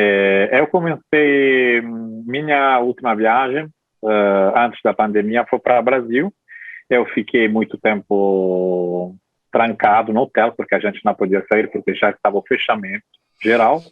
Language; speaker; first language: Portuguese; non-native, fluent; Italian